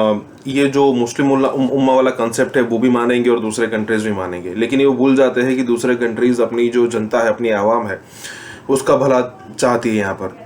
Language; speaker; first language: Hindi; native; Hindi